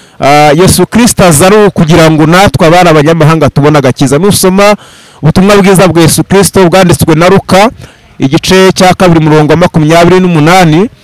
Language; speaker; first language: Kinyarwanda; native; Kinyarwanda